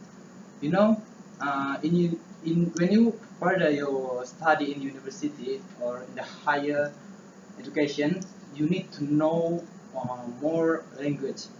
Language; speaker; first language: English; non-native, learner; Malay